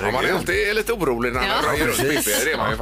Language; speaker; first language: Swedish; native; Swedish